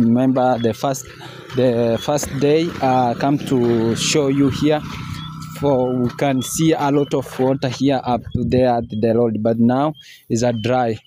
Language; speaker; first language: English; non-native, learner; Swahili